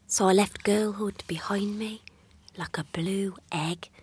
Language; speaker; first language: English; native; English